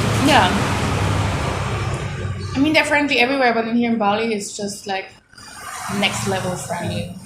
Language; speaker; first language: English; non-native, fluent; Swiss German